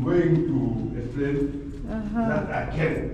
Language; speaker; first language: English; non-native, learner; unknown